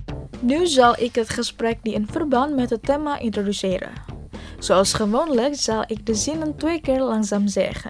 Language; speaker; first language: Dutch; non-native, fluent; Indonesian